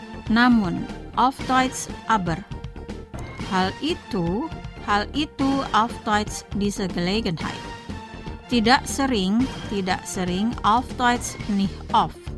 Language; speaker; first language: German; non-native, fluent; Indonesian